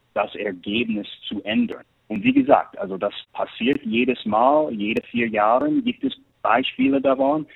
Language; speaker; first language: German; non-native, fluent; English